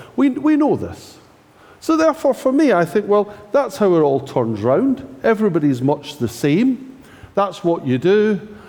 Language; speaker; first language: English; native; English